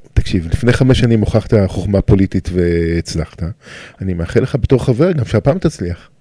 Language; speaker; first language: Hebrew; native; Hebrew